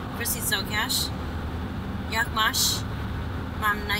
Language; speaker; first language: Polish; non-native, learner; English